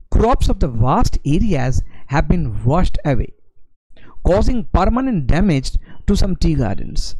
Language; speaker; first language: English; non-native, local second language; Bangla